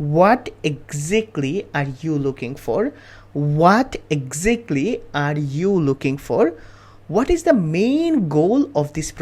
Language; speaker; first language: English; non-native, fluent; Bangla